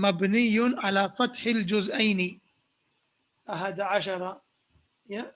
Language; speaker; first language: Arabic; non-native, fluent; English